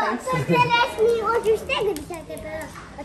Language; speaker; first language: Polish; early bilingual, heritage; Polish